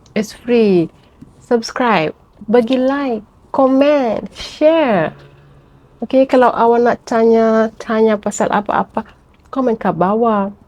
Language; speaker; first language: Malay; non-native, fluent; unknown